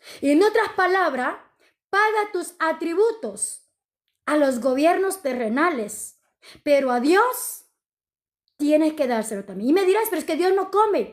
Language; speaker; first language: Spanish; native; Spanish